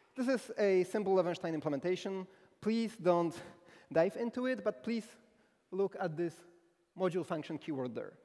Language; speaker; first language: English; non-native, fluent; Polish